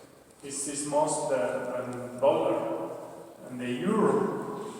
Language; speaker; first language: English; non-native, learner; Spanish